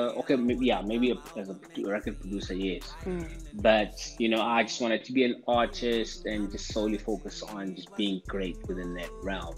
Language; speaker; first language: English; non-native, local second language; Zulu